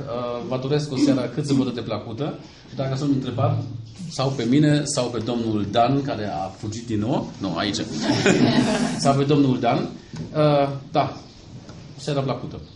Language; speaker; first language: Romanian; non-native, fluent; German